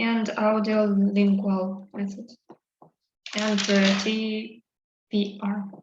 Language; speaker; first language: English; non-native, learner; Russian